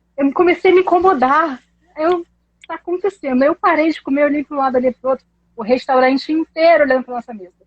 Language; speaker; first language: Portuguese; native; Portuguese